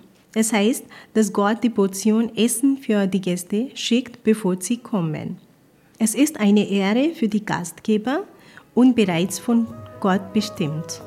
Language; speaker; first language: German; non-native, fluent; Punjabi